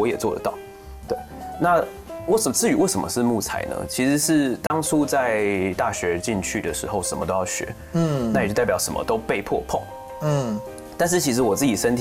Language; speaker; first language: Chinese; native; Chinese